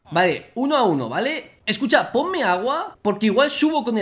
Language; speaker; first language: Spanish; native; Spanish